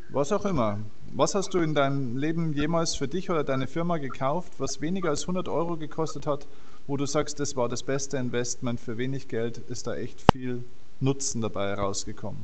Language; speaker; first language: German; native; German